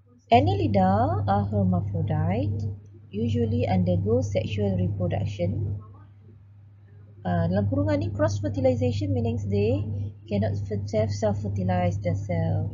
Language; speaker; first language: English; non-native, local second language; Malay